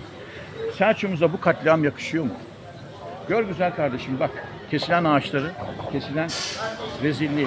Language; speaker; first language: Turkish; native; Turkish